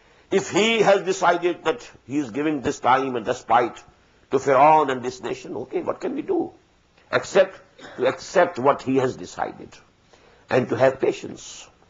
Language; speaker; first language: English; non-native, local second language; Urdu